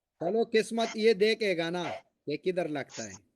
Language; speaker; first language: Hindi; non-native, local second language; Pashto